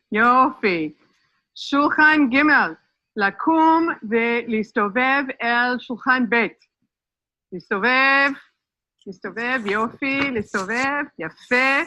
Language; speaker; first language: Hebrew; non-native, fluent; English